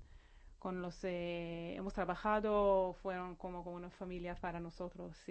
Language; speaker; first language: Spanish; non-native, fluent; Hebrew